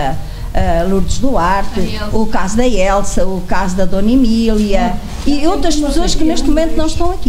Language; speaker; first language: Portuguese; native; Portuguese